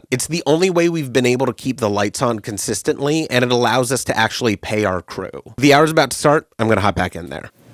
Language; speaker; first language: English; native; English